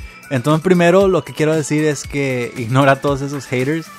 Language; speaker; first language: Spanish; early bilingual, heritage; Spanish